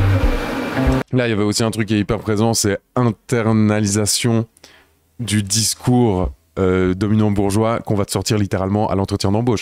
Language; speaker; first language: French; native; French